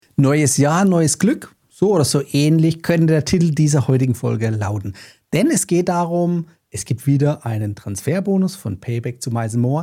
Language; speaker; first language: German; native; German